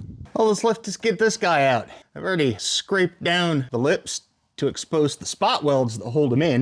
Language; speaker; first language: English; native; English